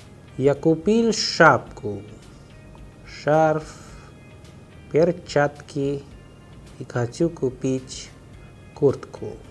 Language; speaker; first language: Russian; non-native, fluent; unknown